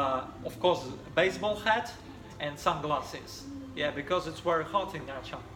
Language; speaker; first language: English; non-native, fluent; Russian